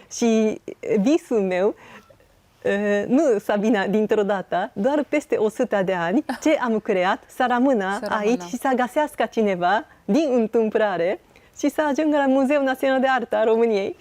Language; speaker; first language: Romanian; non-native, learner; Japanese